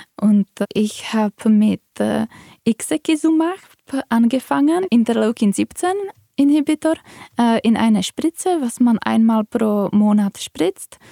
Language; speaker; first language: German; non-native, fluent; Czech